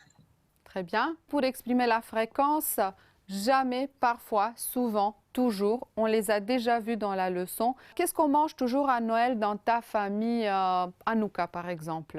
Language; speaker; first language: French; non-native, fluent; Romanian